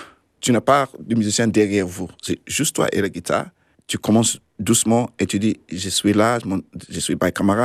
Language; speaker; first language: French; non-native, fluent; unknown